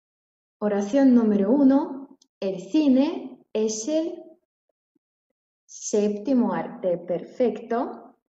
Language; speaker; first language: Spanish; non-native, fluent; Russian